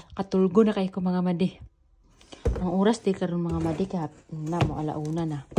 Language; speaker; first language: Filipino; non-native, local second language; Cebuano